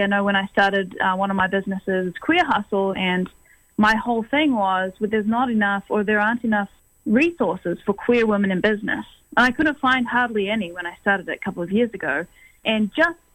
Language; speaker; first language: English; native; English